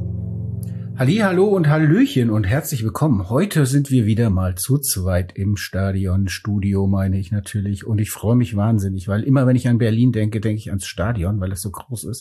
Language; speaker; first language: German; native; German